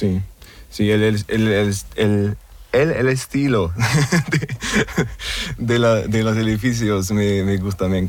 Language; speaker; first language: Spanish; non-native, learner; German